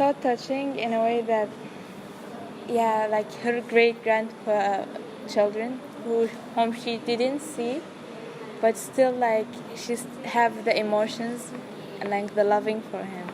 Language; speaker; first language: English; non-native, learner; Malay